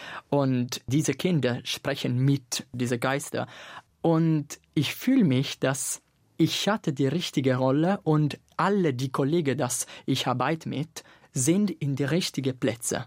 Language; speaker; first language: German; non-native, fluent; Italian